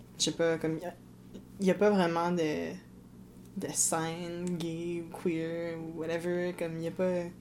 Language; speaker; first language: French; native; French